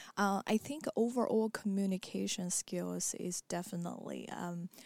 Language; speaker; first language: English; non-native, fluent; Chinese